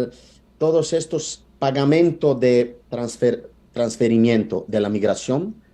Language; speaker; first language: Spanish; non-native, fluent; Italian